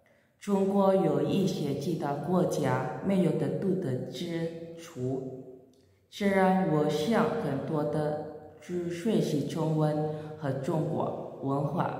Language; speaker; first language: Chinese; non-native, learner; Indonesian